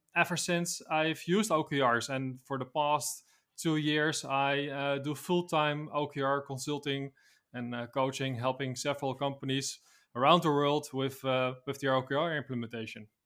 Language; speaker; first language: English; non-native, fluent; Dutch